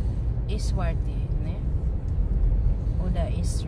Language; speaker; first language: German; non-native, learner; Filipino